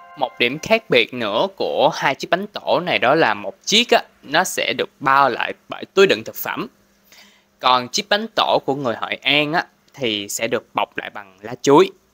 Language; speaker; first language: Vietnamese; non-native, local second language; Cantonese